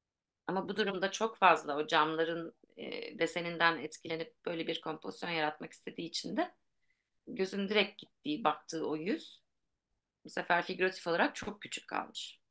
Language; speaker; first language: Turkish; native; Turkish